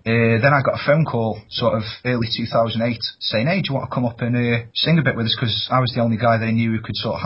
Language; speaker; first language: English; native; English